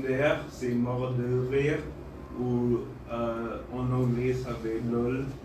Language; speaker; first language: French; non-native, fluent; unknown